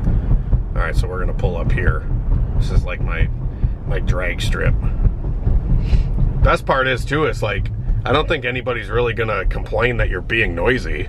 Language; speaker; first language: English; native; English